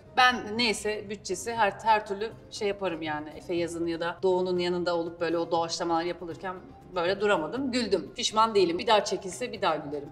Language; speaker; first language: Turkish; native; Turkish